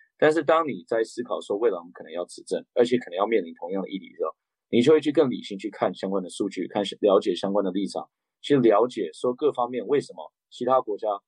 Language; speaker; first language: Chinese; early bilingual, heritage; Chinese